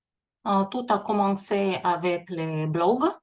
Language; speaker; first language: French; non-native, learner; Russian